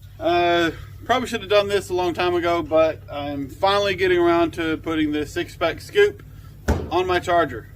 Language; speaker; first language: English; native; English